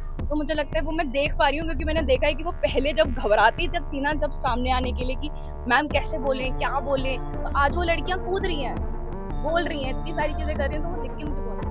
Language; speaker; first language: Hindi; native; Hindi